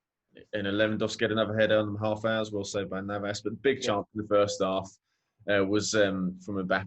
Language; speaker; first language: English; native; English